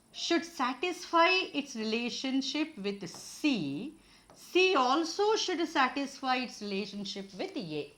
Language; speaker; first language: English; non-native, local second language; Telugu